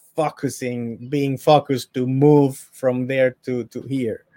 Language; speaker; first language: English; non-native, fluent; Italian